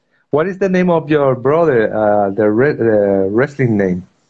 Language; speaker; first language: English; non-native, fluent; Spanish